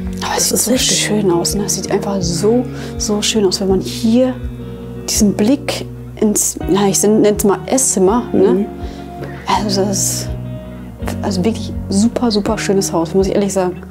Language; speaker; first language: German; native; German